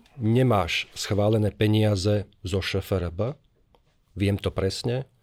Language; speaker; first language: Slovak; native; Slovak